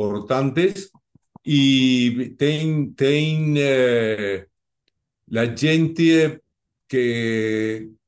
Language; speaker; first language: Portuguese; non-native, learner; Spanish